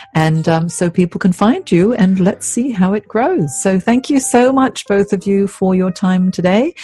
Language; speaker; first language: English; native; English